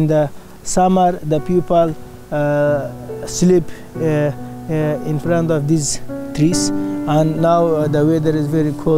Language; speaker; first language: English; non-native, learner; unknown